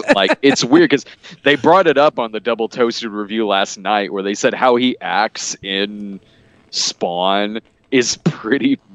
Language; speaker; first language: English; native; English